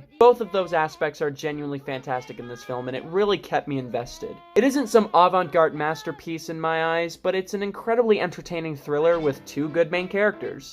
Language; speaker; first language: English; native; English